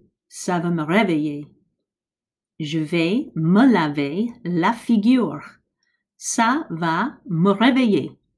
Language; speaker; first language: French; non-native, fluent; English